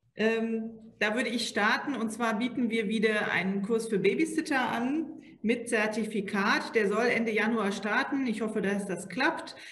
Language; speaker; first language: German; native; German